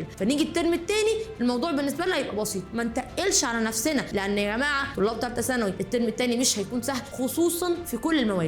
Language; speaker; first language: Arabic; native; Arabic